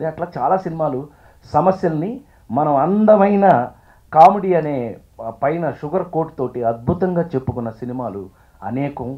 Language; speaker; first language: Telugu; native; Telugu